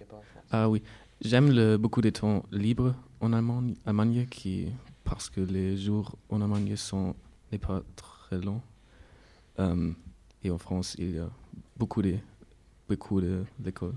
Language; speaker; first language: French; non-native, learner; German